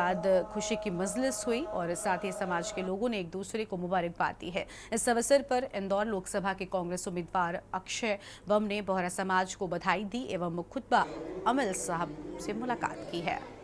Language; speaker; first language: Hindi; native; Hindi